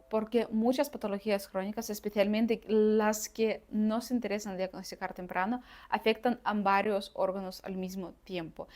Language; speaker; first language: Spanish; non-native, fluent; Russian